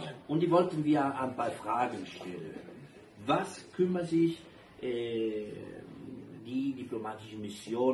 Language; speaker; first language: German; non-native, fluent; Albanian